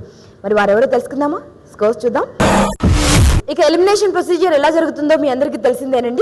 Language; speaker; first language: Telugu; native; Telugu